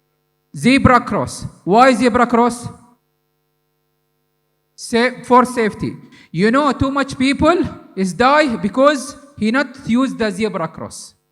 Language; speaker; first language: English; non-native, learner; Arabic